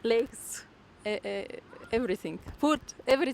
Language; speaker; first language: English; non-native, learner; Bulgarian